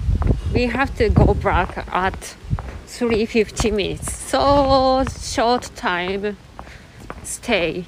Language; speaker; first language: English; non-native, learner; Japanese